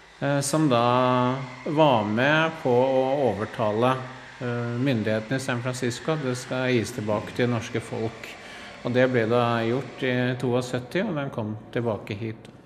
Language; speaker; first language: Norwegian; native; Norwegian